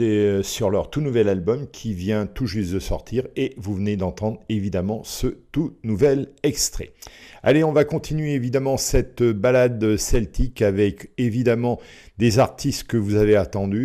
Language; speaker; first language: French; native; French